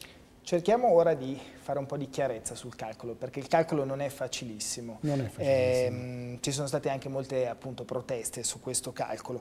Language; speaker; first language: Italian; native; Italian